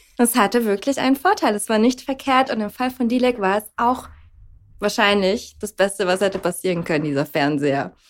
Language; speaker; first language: German; native; German